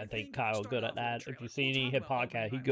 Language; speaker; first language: English; native; English